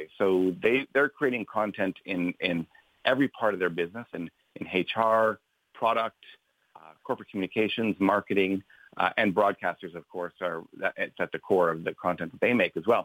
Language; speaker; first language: English; native; English